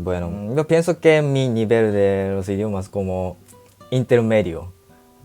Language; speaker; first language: Spanish; non-native, learner; Japanese